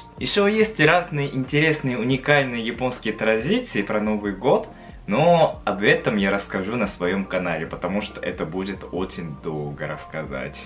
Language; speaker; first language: Russian; non-native, fluent; Japanese